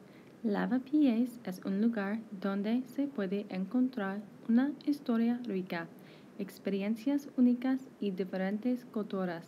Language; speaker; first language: Spanish; non-native, learner; English